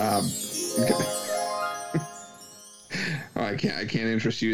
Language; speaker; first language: English; native; English